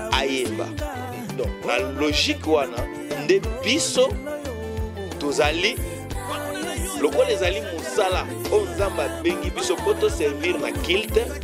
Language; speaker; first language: Lingala; non-native, local second language; Luba-Lulua